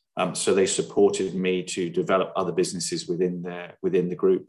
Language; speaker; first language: English; native; English